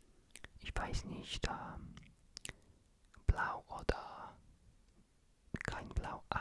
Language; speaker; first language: German; non-native, learner; Polish